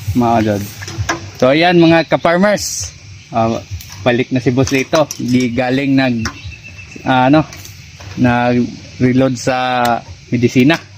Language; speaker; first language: Filipino; non-native, local second language; Cebuano